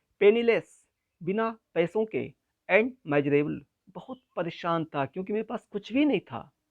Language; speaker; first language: Hindi; native; Hindi